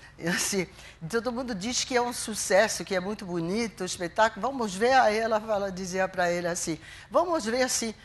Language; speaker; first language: Portuguese; non-native, fluent; French